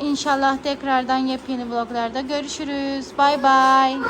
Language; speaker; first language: Turkish; non-native, fluent; Urdu